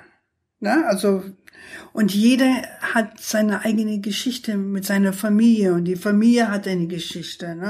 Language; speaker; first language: German; non-native, fluent; English